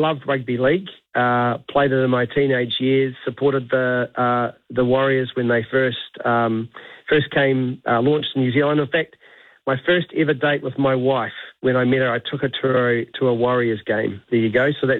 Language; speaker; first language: English; native; English